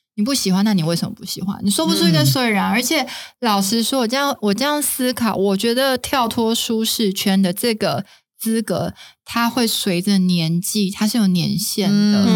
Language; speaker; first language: Chinese; native; Chinese